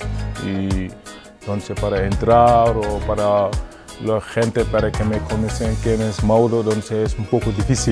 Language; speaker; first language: Spanish; non-native, fluent; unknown